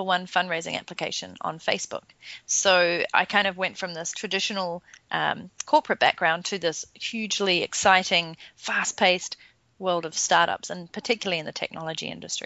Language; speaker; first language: English; native; English